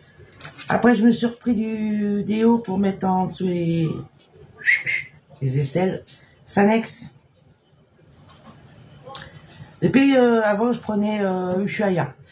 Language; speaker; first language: French; native; French